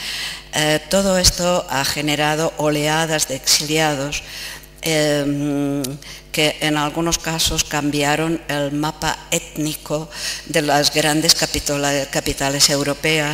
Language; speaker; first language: Spanish; non-native, fluent; Czech